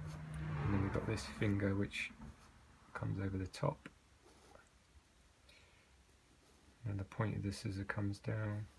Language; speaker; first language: English; native; English